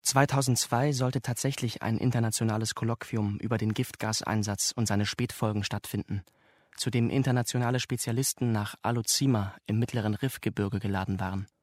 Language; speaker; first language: German; native; German